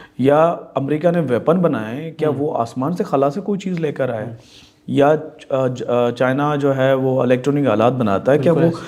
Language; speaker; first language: Urdu; non-native, local second language; Sindhi